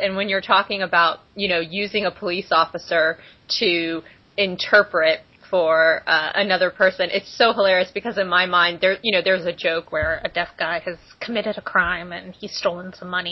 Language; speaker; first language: English; native; English